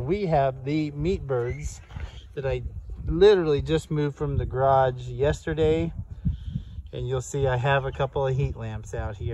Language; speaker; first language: English; native; English